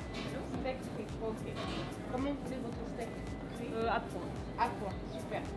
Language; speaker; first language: French; early bilingual, other home language; Greek